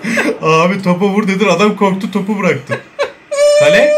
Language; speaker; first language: Turkish; native; Turkish